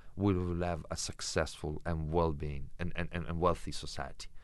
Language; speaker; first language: English; non-native, fluent; Italian